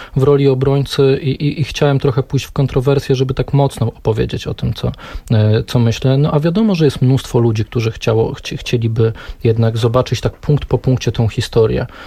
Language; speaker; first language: Polish; native; Polish